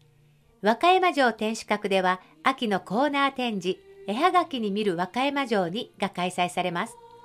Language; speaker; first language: Japanese; native; Japanese